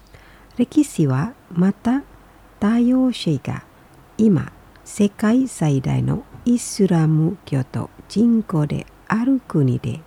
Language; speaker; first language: Japanese; non-native, fluent; Indonesian